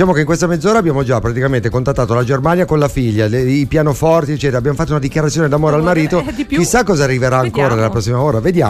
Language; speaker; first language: Italian; native; Italian